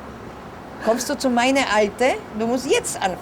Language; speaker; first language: German; non-native, learner; Polish